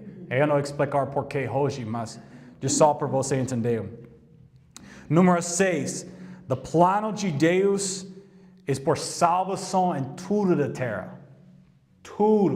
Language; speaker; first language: Portuguese; non-native, learner; English